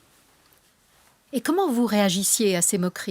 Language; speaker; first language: French; native; French